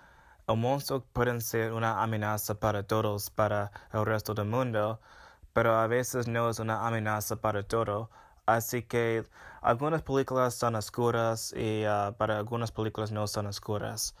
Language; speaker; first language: Spanish; non-native, fluent; English